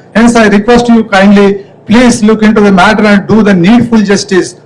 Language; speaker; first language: English; non-native, local second language; Telugu